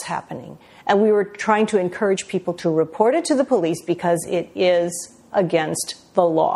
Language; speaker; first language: English; native; English